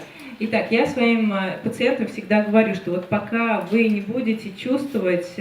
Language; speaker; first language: Russian; native; Russian